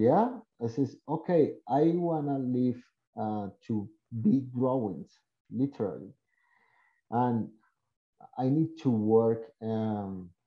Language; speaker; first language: English; non-native, learner; Spanish